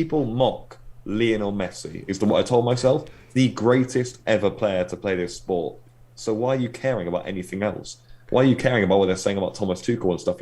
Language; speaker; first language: English; native; English